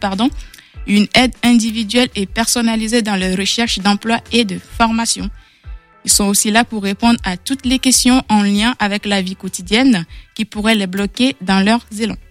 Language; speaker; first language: French; native; French